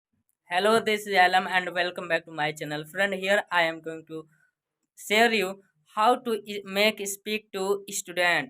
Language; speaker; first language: English; non-native, learner; Hindi